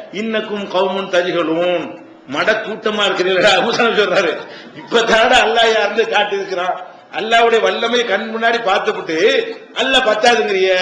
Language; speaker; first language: Tamil; native; Tamil